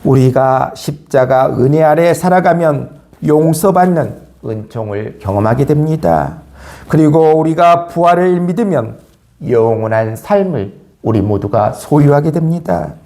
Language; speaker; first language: Korean; native; Korean